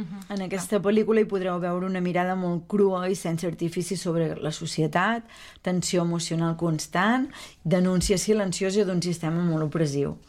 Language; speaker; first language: Catalan; native; Catalan